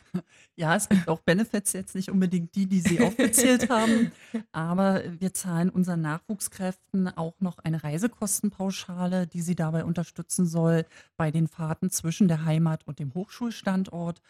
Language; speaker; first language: German; native; German